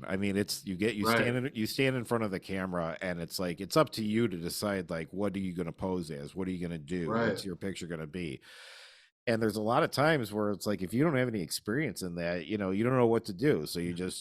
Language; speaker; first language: English; native; English